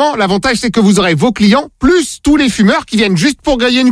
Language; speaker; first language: French; native; French